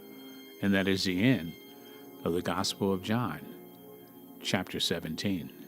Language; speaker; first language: English; native; English